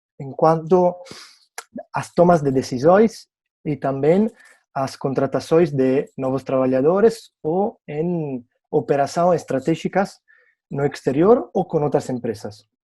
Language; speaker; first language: Portuguese; non-native, fluent; Italian